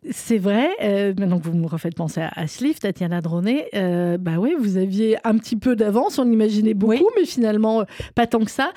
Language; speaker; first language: French; native; French